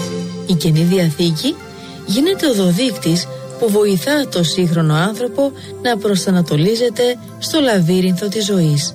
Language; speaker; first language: Greek; native; Greek